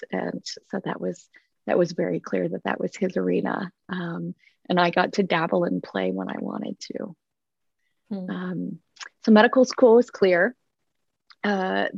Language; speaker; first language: English; native; English